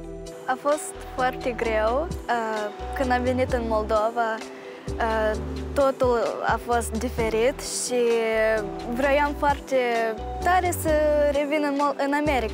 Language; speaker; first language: Romanian; early bilingual, heritage; Romanian